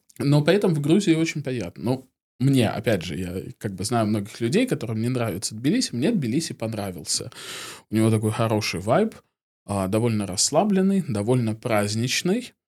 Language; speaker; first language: Russian; native; Russian